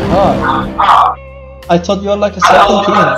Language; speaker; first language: English; non-native, learner; Indonesian